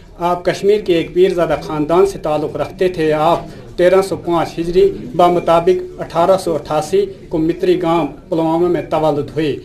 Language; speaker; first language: Urdu; non-native, local second language; Kashmiri